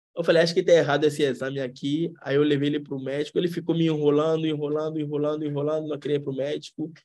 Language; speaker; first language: Portuguese; non-native, fluent; French